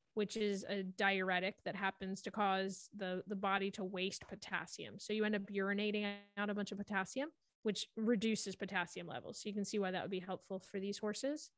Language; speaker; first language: English; native; English